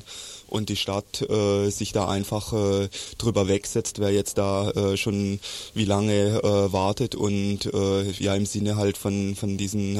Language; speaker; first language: German; native; German